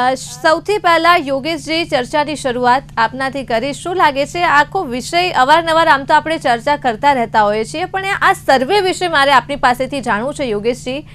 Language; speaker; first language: Gujarati; native; Gujarati